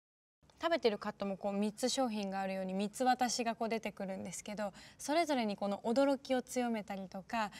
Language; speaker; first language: Japanese; native; Japanese